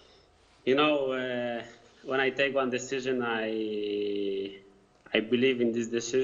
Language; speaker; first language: English; non-native, fluent; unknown